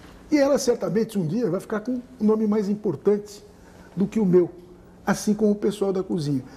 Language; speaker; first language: Portuguese; native; Portuguese